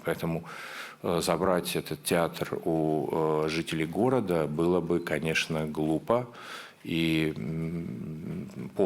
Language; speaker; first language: Russian; native; Russian